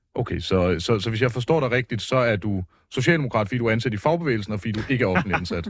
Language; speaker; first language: Danish; native; Danish